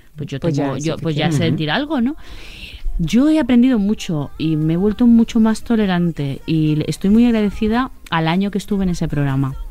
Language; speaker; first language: Spanish; native; Spanish